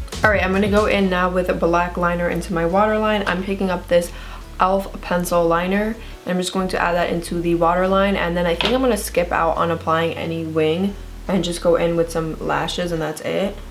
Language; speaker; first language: English; native; English